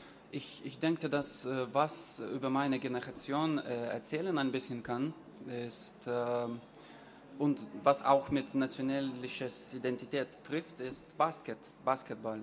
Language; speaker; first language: German; non-native, learner; Lithuanian